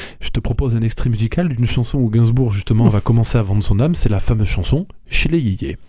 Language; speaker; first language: French; native; French